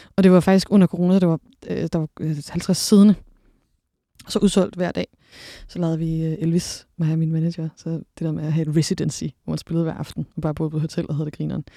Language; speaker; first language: Danish; native; Danish